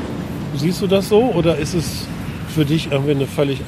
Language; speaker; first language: German; native; German